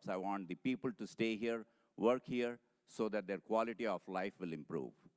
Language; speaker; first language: English; non-native, local second language; Telugu